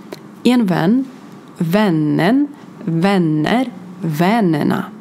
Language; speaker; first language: Swedish; non-native, fluent; Ukrainian